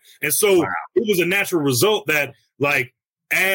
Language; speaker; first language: English; native; English